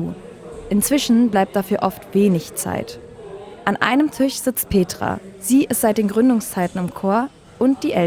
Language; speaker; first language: German; native; German